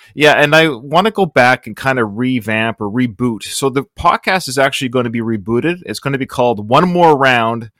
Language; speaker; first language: English; native; English